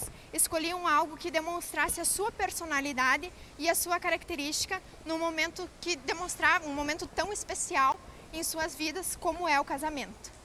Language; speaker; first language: Portuguese; native; Portuguese